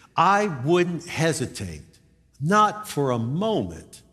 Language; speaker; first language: English; native; English